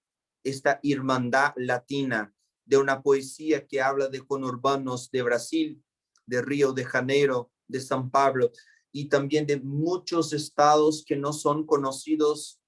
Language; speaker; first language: Spanish; non-native, fluent; Portuguese